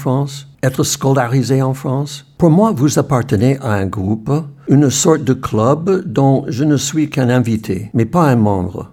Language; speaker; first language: French; non-native, fluent; English